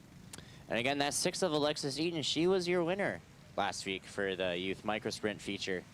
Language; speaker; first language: English; native; English